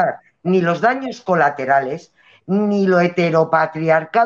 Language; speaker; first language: Spanish; native; Spanish